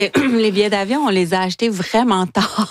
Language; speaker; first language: French; native; French